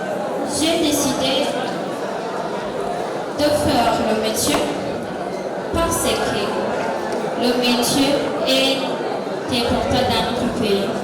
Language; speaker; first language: French; non-native, local second language; Rundi